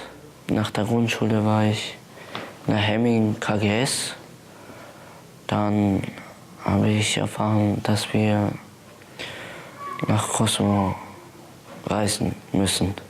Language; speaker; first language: German; early bilingual, other home language; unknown